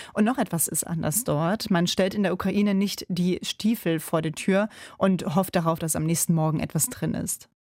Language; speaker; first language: German; early bilingual, other home language; Ukrainian